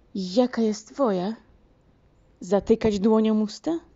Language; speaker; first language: Polish; native; Polish